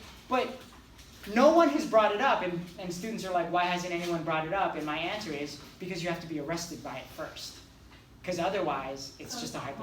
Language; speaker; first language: English; native; English